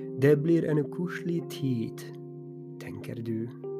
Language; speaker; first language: Norwegian; non-native, fluent; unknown